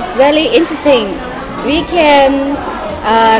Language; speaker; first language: English; non-native, learner; Chinese